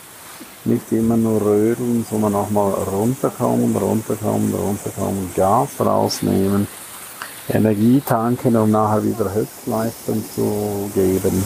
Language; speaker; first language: German; native; German